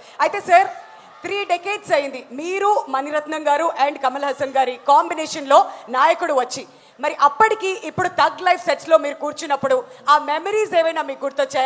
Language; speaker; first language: Telugu; native; Telugu